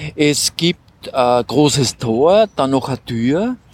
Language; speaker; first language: German; native; German